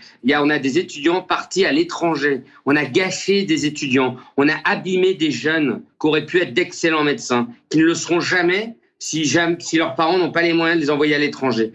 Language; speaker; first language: French; native; French